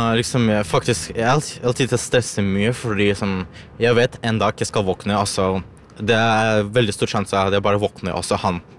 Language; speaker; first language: Norwegian; non-native, learner; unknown